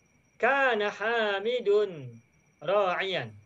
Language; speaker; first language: Arabic; non-native, fluent; Indonesian